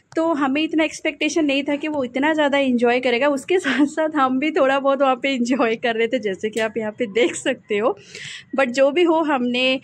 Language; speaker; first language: Hindi; native; Hindi